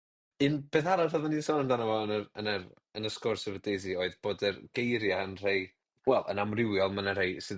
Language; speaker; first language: Welsh; native; Welsh